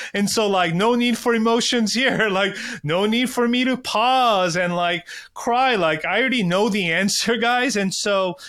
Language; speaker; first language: English; early bilingual, other home language; Korean